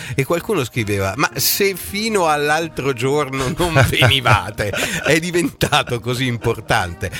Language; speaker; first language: Italian; native; Italian